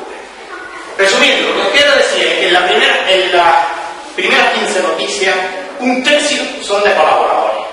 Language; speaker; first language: Spanish; native; Spanish